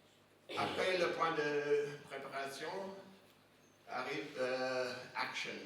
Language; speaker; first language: French; non-native, fluent; English